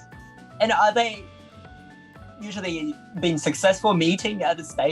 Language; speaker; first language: English; non-native, learner; Japanese